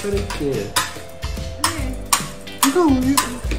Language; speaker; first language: English; non-native, local second language; Filipino